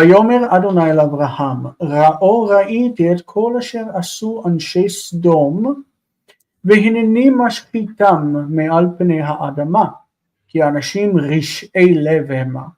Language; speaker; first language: Hebrew; non-native, fluent; English